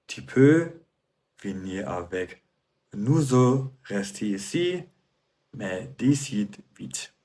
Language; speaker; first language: French; non-native, fluent; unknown